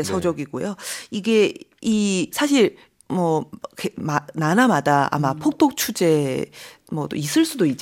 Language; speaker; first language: Korean; non-native, fluent; Chinese